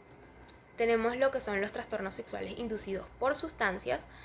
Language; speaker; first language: Spanish; native; Spanish